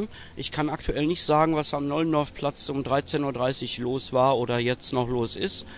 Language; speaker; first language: German; native; German